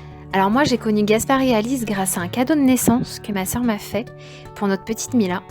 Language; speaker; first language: French; native; French